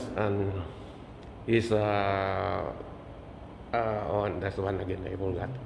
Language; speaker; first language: English; non-native, learner; Filipino